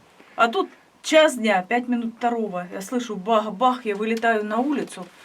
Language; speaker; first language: Russian; native; Russian